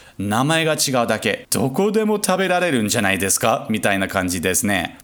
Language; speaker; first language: Japanese; non-native, learner; English